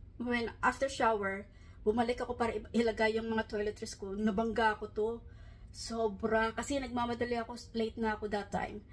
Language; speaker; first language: Filipino; non-native, local second language; Hiligaynon